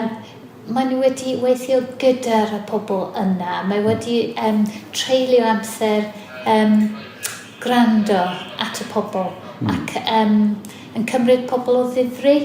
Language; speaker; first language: Welsh; non-native, fluent; English